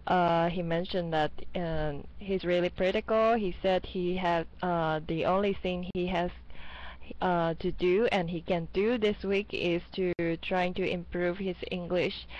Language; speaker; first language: English; non-native, fluent; Chinese